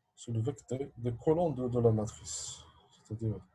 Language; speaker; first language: French; non-native, local second language; Arabic